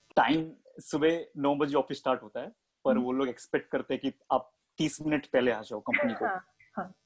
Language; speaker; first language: Hindi; native; Hindi